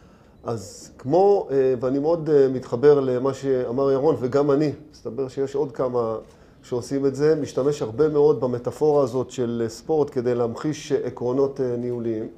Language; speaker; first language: Hebrew; native; Hebrew